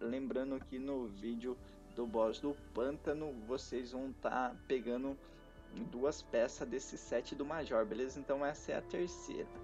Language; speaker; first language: Portuguese; native; Portuguese